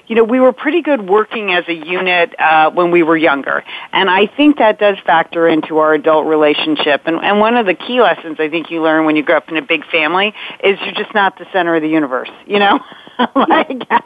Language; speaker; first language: English; native; English